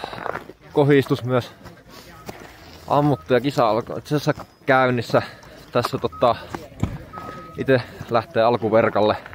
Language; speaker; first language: Finnish; native; Finnish